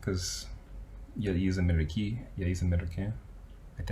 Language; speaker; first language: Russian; non-native, learner; English